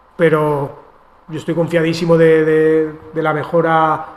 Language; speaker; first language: Spanish; non-native, local second language; Catalan